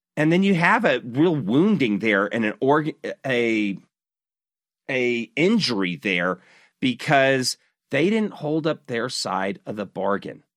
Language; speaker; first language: English; native; English